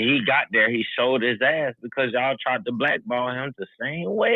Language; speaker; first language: English; native; English